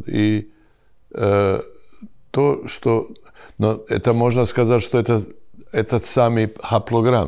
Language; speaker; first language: Russian; non-native, learner; Serbian